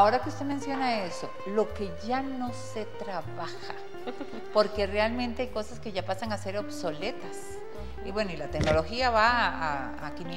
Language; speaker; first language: Spanish; native; Spanish